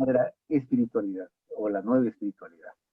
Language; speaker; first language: Spanish; native; Spanish